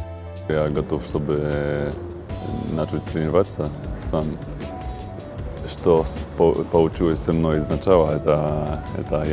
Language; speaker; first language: Russian; non-native, fluent; Polish